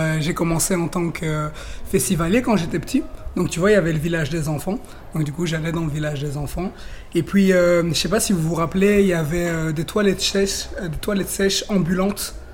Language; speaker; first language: French; native; French